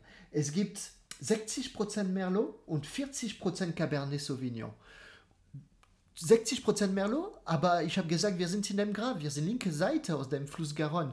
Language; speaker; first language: German; non-native, fluent; French